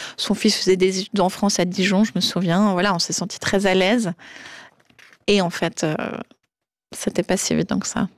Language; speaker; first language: French; native; French